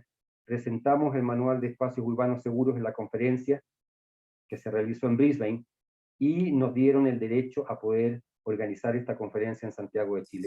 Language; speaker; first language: Spanish; native; Spanish